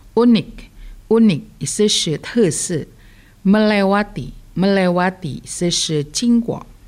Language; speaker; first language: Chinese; early bilingual, heritage; Chinese